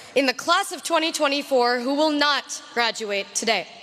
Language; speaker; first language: English; native; English